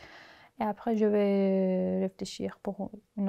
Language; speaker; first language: French; non-native, learner; Turkish